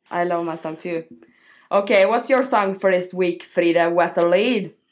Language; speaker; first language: English; non-native, learner; Norwegian